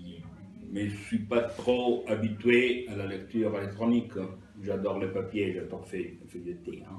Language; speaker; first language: French; non-native, fluent; Italian